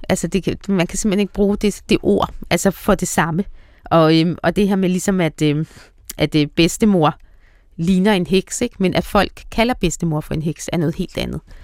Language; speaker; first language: Danish; native; Danish